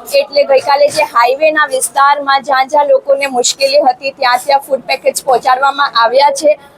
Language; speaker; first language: Gujarati; non-native, local second language; Sindhi